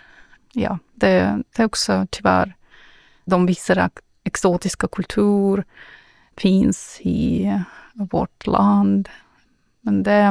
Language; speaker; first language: Swedish; non-native, learner; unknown